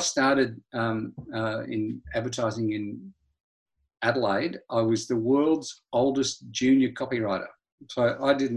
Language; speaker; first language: English; native; English